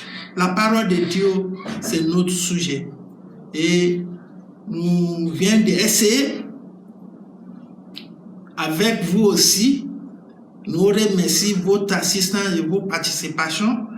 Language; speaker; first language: French; non-native, learner; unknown